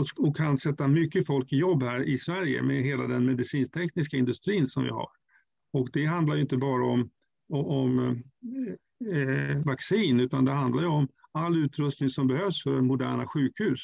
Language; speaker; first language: Swedish; native; Swedish